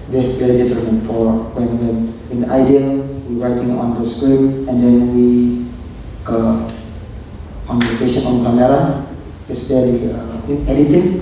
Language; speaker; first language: English; non-native, local second language; Indonesian